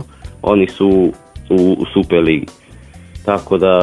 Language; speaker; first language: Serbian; non-native, local second language; Hungarian